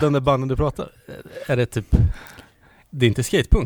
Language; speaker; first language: Swedish; native; Swedish